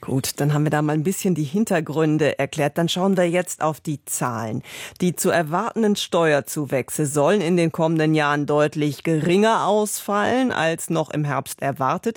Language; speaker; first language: German; native; German